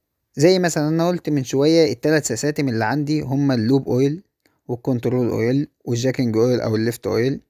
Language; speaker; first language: Arabic; native; Arabic